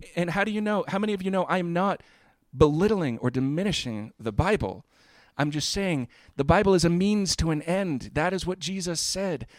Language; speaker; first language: English; native; English